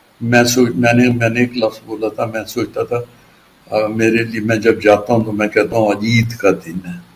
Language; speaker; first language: Urdu; non-native, local second language; Punjabi